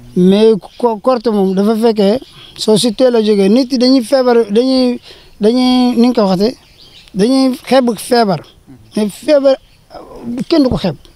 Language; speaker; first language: Wolof; non-native, fluent; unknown